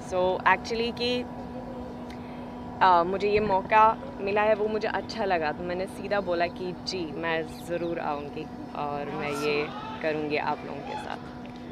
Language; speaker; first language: Hindi; non-native, learner; Swedish